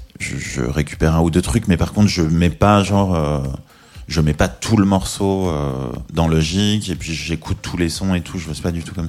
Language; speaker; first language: French; native; French